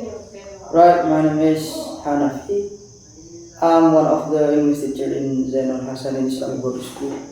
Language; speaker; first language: English; non-native, fluent; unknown